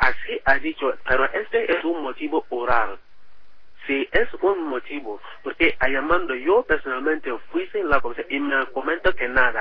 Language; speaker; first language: Spanish; non-native, learner; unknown